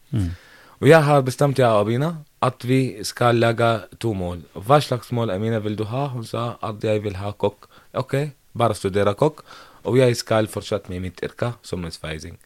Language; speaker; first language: Norwegian; non-native, learner; Arabic